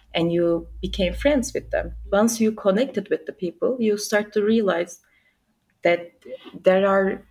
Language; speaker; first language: English; non-native, fluent; Turkish